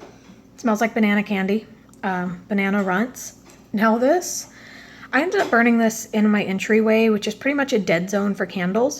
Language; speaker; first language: English; native; English